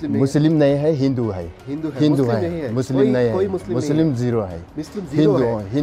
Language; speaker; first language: Hindi; non-native, learner; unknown